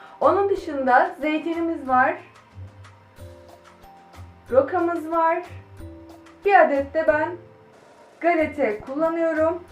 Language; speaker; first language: Turkish; native; Turkish